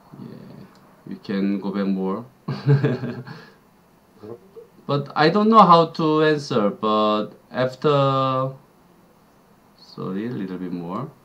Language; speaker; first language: English; non-native, learner; Korean